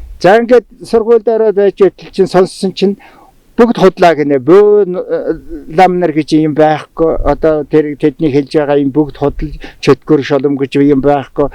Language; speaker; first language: Mongolian; non-native, local second language; Tuvinian